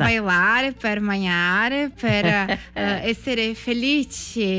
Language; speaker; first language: Italian; non-native, learner; Portuguese